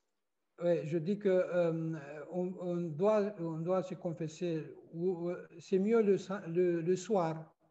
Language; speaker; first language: French; non-native, fluent; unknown